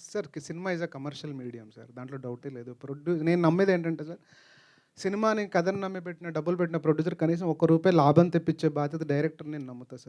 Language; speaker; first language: Telugu; native; Telugu